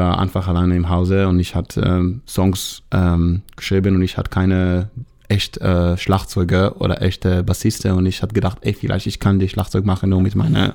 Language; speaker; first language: German; non-native, learner; Hebrew